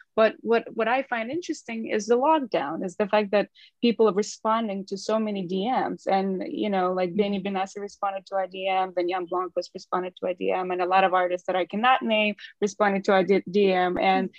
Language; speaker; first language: English; non-native, fluent; Ukrainian